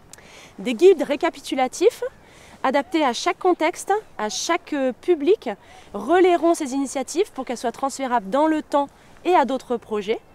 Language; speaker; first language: French; native; French